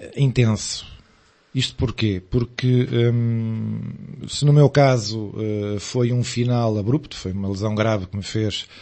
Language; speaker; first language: Portuguese; native; Portuguese